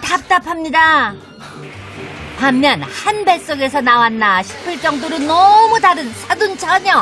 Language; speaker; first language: Korean; native; Korean